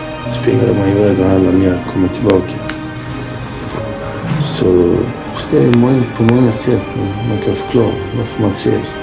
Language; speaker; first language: Swedish; early bilingual, other home language; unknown